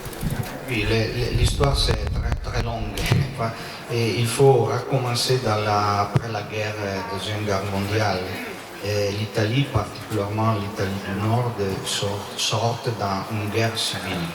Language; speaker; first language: French; non-native, learner; Italian